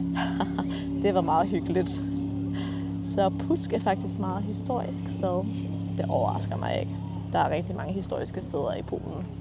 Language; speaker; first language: Danish; non-native, fluent; Polish